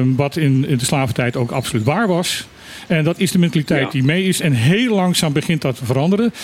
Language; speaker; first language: Dutch; non-native, local second language; Papiamento